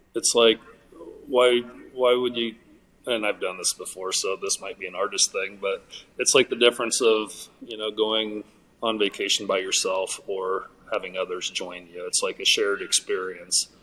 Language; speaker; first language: English; native; English